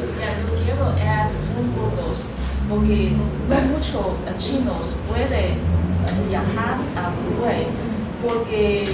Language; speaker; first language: Spanish; non-native, learner; Chinese